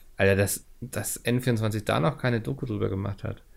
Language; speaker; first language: German; native; German